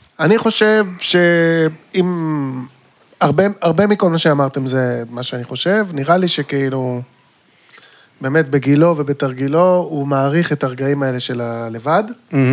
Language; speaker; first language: Hebrew; native; Hebrew